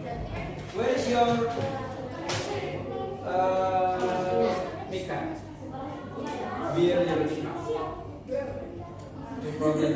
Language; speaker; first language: English; non-native, learner; Indonesian